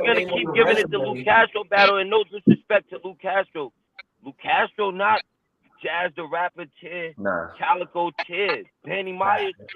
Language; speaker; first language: English; native; English